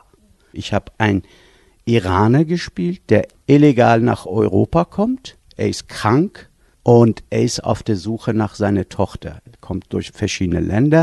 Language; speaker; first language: German; non-native, fluent; Persian